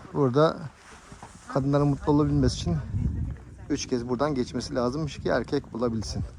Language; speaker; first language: Turkish; native; Turkish